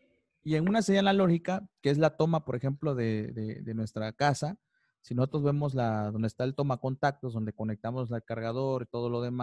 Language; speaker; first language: Spanish; native; Spanish